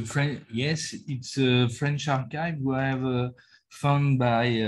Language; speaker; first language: English; non-native, learner; French